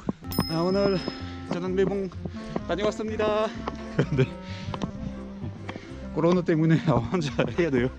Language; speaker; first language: Korean; non-native, learner; French